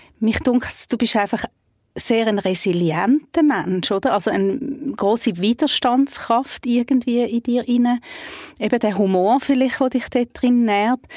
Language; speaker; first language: German; native; German